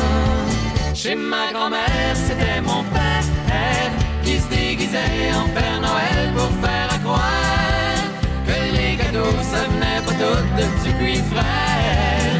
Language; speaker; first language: French; native; French